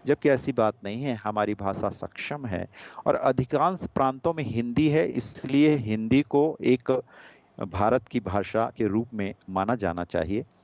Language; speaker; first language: Hindi; non-native, local second language; Gujarati